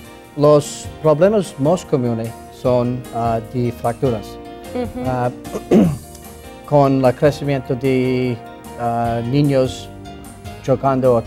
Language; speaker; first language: Spanish; non-native, learner; English